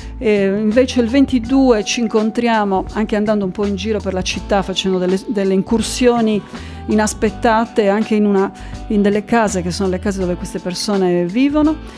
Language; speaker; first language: Italian; native; Italian